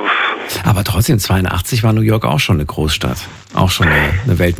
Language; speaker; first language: German; native; German